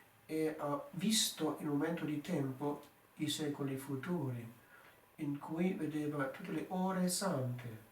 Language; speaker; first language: Italian; non-native, fluent; English